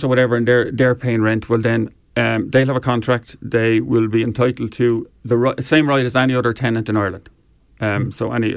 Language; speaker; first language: English; native; English